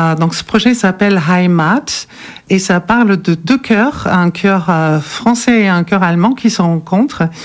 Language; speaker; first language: French; non-native, fluent; German